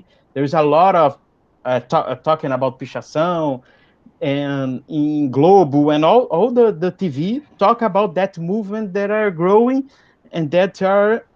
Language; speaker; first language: English; non-native, fluent; Portuguese